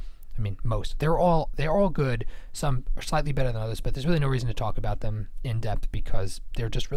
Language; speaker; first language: English; native; English